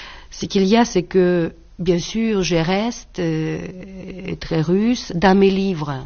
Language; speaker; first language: French; non-native, fluent; Russian